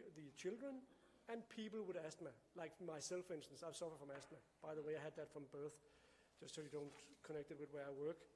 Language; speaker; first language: English; non-native, fluent; Danish